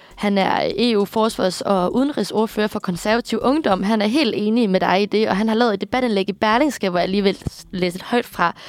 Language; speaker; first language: Danish; native; Danish